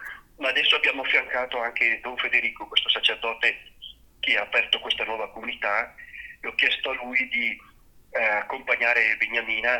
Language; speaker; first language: Italian; native; Italian